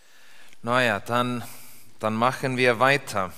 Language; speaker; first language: German; non-native, fluent; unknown